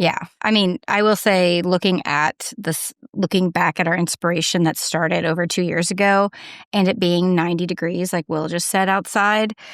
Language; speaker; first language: English; native; English